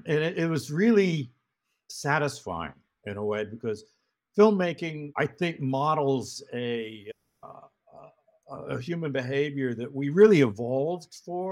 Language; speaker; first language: English; native; English